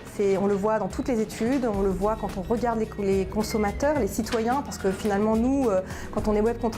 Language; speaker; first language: French; native; French